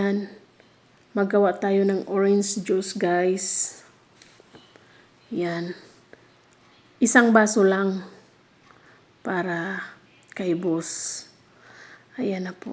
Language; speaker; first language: Filipino; native; Filipino